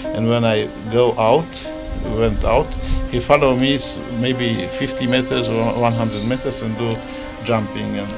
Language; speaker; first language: English; non-native, learner; Hungarian